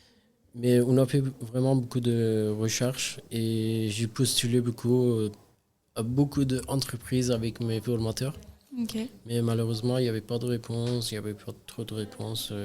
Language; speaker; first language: French; non-native, learner; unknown